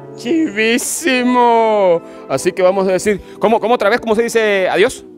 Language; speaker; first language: Spanish; native; Spanish